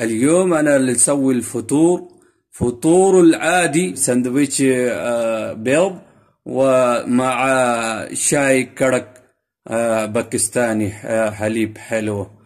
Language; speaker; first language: Arabic; non-native, learner; Urdu